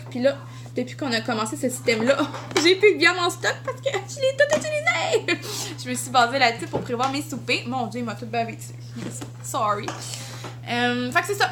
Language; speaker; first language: French; native; French